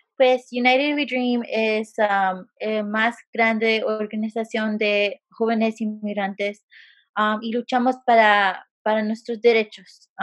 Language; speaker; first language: Spanish; early bilingual, heritage; Spanish